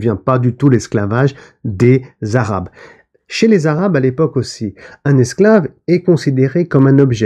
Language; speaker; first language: French; native; French